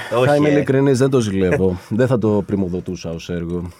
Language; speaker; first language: Greek; native; Greek